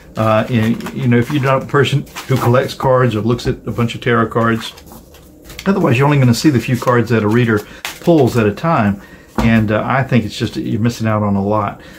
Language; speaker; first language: English; native; English